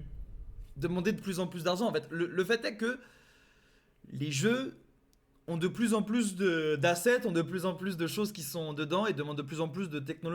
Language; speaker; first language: French; native; French